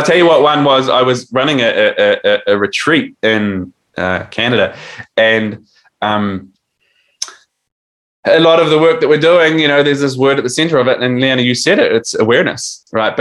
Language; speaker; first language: English; native; English